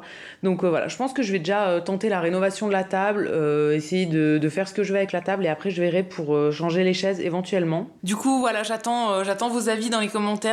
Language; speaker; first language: French; native; French